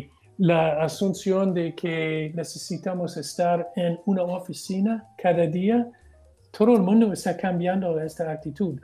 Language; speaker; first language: Spanish; non-native, fluent; English